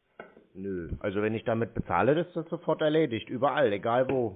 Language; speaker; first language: German; native; German